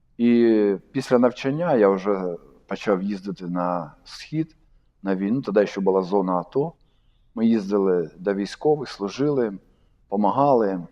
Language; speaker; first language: Ukrainian; non-native, local second language; Russian